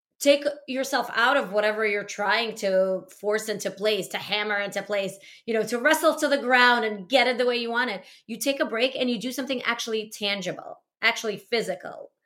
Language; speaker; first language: English; early bilingual, other home language; Russian